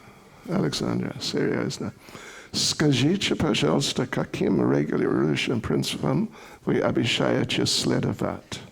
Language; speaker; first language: Russian; non-native, learner; English